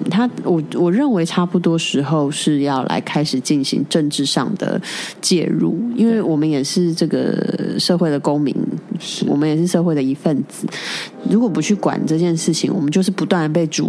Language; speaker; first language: Chinese; native; Chinese